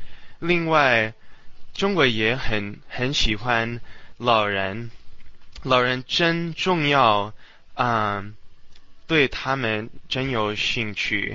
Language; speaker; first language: Chinese; non-native, learner; English